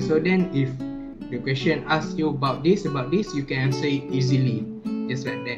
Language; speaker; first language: English; non-native, learner; Malay